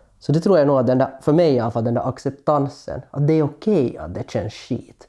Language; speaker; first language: Swedish; native; Swedish